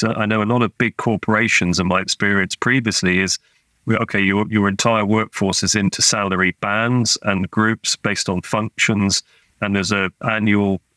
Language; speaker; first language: English; native; English